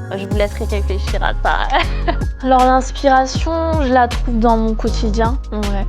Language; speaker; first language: French; early bilingual, other home language; Malagasy